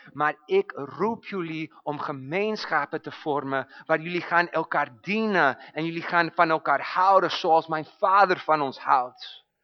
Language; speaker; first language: Dutch; non-native, fluent; English